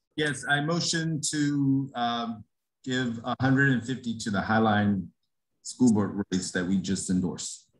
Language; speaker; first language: English; native; English